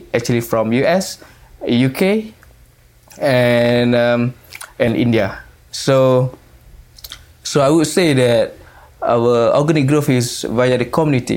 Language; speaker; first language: English; non-native, local second language; Malay